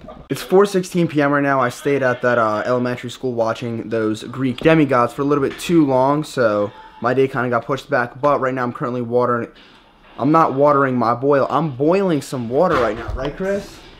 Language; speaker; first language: English; early bilingual, other home language; Russian